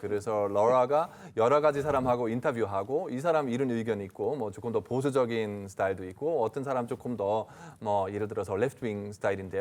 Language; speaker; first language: Korean; non-native, fluent; German